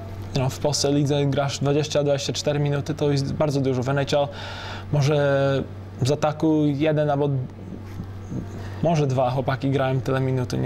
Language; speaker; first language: Polish; early bilingual, heritage; English